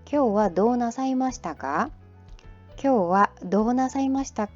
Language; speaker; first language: Japanese; non-native, fluent; Korean